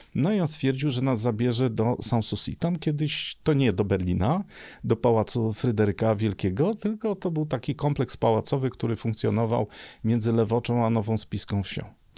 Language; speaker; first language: Polish; native; Polish